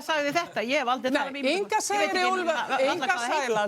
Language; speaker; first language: Icelandic; native; Icelandic